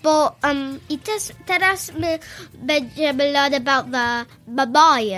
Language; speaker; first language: Polish; early bilingual, heritage; Polish